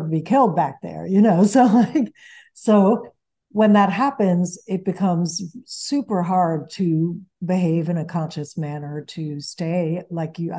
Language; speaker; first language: English; early bilingual, other home language; Spanish